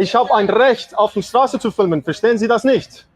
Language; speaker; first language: German; non-native, fluent; English